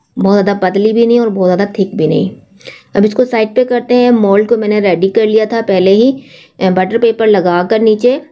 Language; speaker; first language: Urdu; native; Urdu